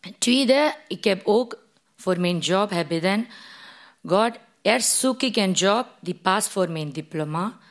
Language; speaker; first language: Dutch; non-native, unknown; Tamil